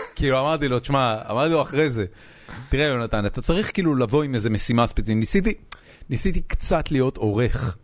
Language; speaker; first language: Hebrew; native; Hebrew